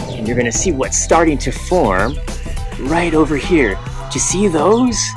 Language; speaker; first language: English; native; English